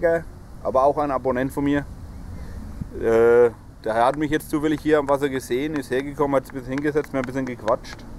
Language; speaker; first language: German; native; German